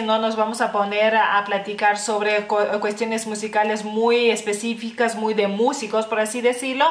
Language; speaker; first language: Spanish; non-native, fluent; Lithuanian